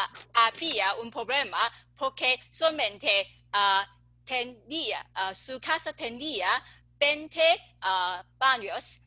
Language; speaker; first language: Spanish; non-native, learner; English